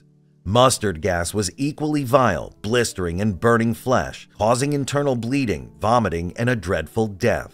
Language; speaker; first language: English; native; English